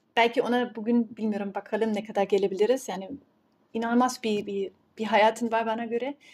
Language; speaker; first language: Turkish; early bilingual, heritage; Turkish